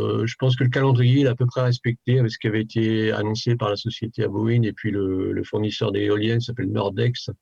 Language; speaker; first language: French; native; French